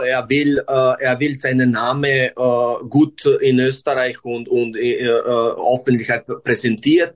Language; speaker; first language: German; non-native, learner; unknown